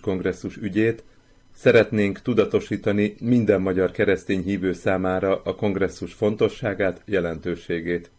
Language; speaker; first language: Hungarian; native; Hungarian